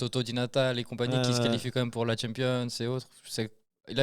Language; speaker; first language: French; native; French